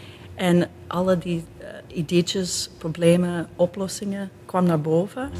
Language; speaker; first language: Dutch; non-native, fluent; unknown